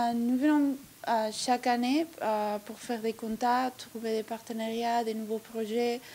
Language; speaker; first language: French; non-native, learner; Italian